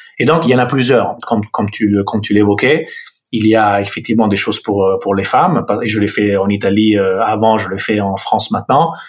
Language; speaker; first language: French; non-native, fluent; Italian